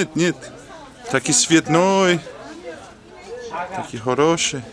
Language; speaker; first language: Russian; non-native, learner; English